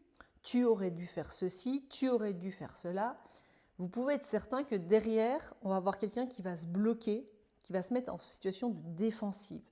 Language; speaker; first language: French; native; French